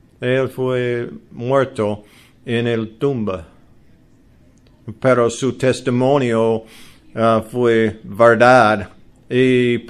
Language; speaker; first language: Spanish; non-native, learner; English